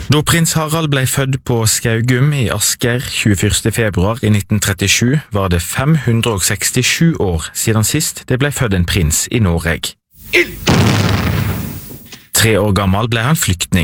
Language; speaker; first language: Norwegian; native; Norwegian